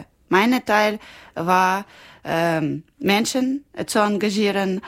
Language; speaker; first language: German; non-native, learner; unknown